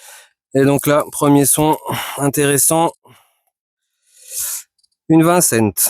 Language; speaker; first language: French; native; French